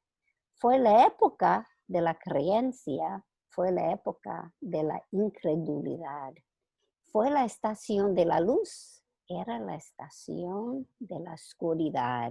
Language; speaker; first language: Spanish; non-native, fluent; English